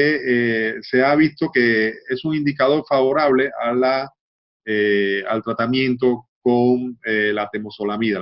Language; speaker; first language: Spanish; native; Spanish